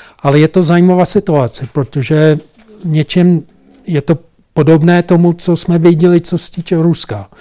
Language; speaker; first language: Czech; non-native, fluent; English